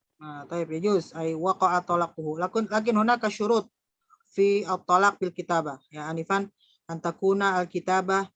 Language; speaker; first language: Arabic; non-native, fluent; Indonesian